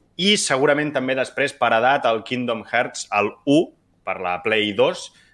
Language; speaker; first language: Catalan; native; Catalan